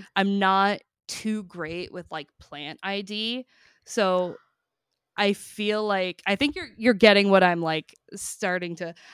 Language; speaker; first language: English; native; English